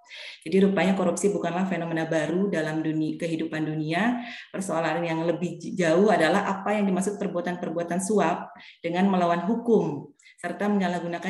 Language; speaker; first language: Indonesian; native; Indonesian